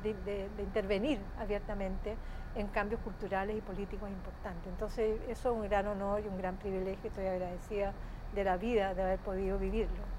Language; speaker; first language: Spanish; native; Spanish